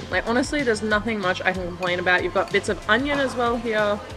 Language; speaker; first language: English; native; English